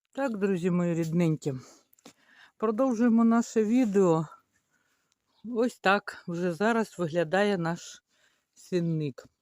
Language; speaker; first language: Ukrainian; native; Ukrainian